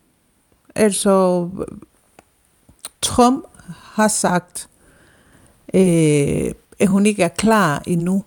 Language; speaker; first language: Danish; non-native, fluent; Spanish